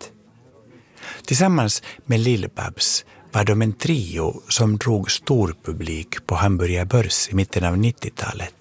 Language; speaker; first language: Swedish; native; Swedish